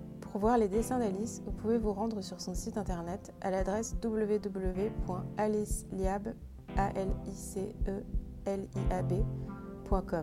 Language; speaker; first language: French; native; French